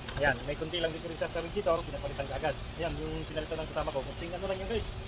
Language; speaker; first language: Filipino; non-native, local second language; Cebuano